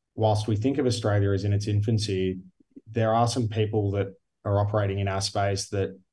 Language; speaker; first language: English; native; English